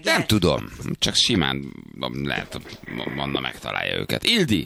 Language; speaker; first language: Hungarian; native; Hungarian